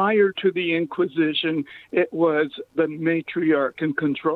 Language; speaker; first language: English; native; English